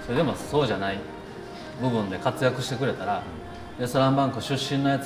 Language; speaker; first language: Japanese; native; Japanese